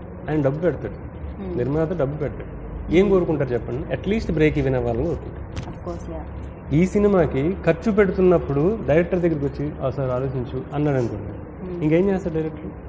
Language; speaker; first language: Telugu; native; Telugu